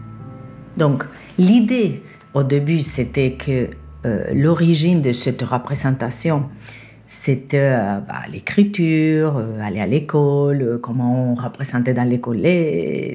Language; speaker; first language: French; non-native, fluent; Spanish